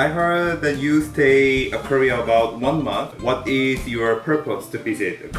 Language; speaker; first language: English; non-native, learner; Korean